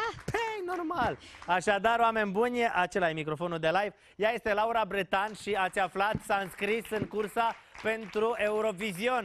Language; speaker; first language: Romanian; native; Romanian